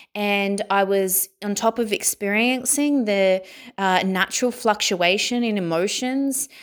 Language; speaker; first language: English; native; English